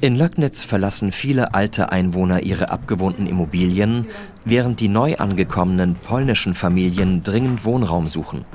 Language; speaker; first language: German; native; German